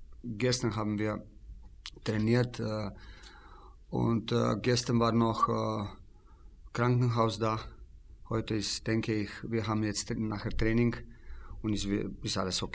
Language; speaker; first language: German; non-native, fluent; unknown